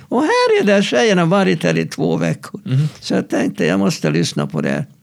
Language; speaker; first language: Swedish; non-native, fluent; Hungarian